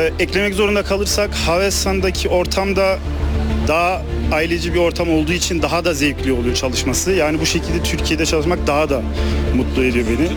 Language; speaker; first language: Turkish; early bilingual, heritage; Turkish